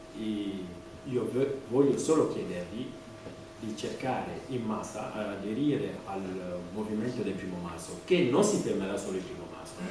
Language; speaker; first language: Italian; non-native, fluent; French